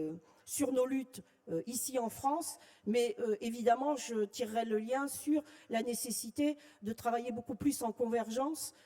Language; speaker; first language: French; native; French